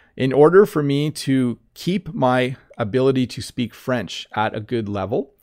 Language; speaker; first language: English; native; English